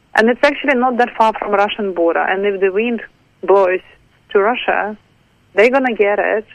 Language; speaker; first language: English; non-native, fluent; Ukrainian